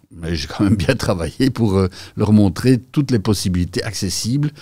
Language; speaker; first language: French; native; French